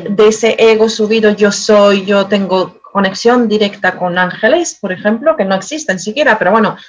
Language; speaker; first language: Spanish; non-native, fluent; Polish